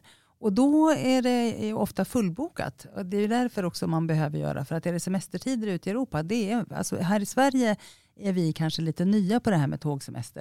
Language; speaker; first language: Swedish; native; Swedish